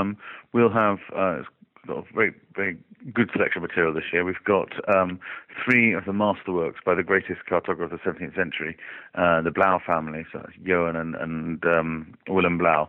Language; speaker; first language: English; native; English